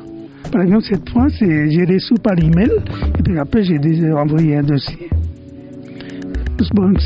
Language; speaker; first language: French; non-native, fluent; Bangla